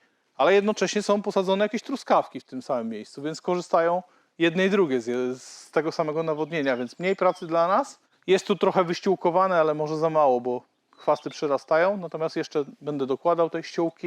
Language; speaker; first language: Polish; native; Polish